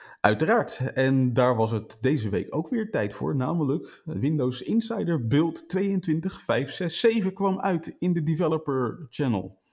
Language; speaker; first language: Dutch; native; Dutch